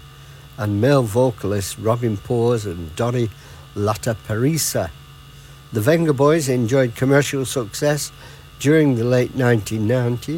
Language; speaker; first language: English; native; English